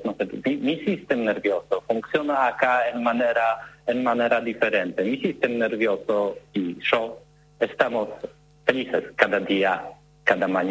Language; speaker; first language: Spanish; non-native, learner; Polish